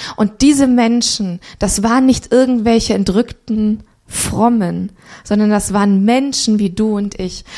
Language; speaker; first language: German; early bilingual, other home language; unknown